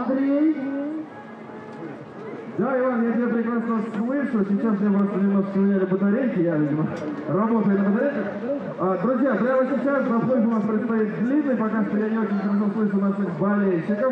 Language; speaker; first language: Russian; native; Russian